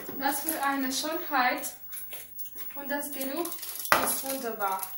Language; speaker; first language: German; non-native, learner; Russian